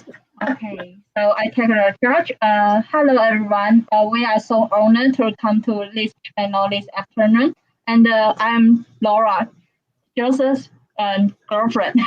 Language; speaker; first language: English; non-native, learner; Chinese